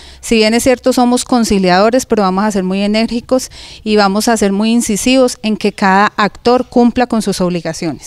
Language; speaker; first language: Spanish; native; Spanish